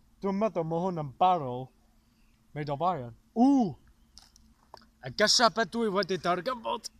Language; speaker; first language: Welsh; non-native, local second language; English